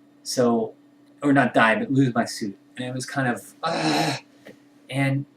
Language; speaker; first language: English; native; English